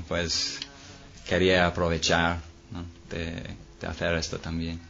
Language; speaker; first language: Spanish; non-native, fluent; English